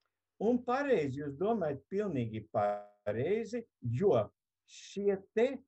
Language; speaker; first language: Latvian; native; Latvian